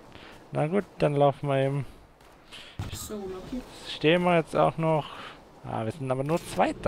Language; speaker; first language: German; native; German